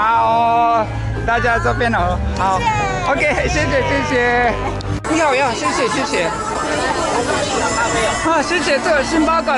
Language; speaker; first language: Chinese; non-native, learner; Japanese